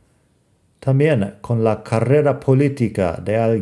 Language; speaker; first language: Spanish; non-native, fluent; English